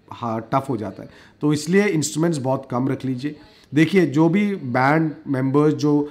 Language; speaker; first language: Hindi; native; Hindi